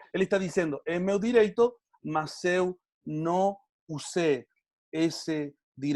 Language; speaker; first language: Portuguese; non-native, learner; Spanish